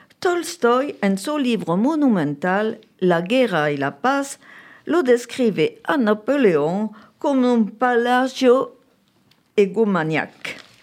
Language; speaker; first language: Spanish; early bilingual, heritage; French